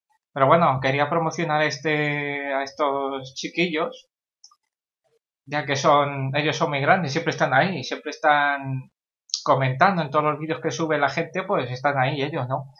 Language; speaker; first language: Spanish; native; Spanish